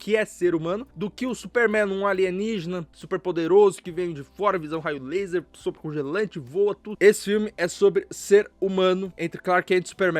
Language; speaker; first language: Portuguese; native; Portuguese